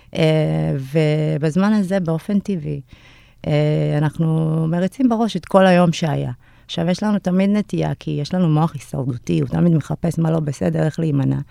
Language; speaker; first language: Hebrew; early bilingual, other home language; Amharic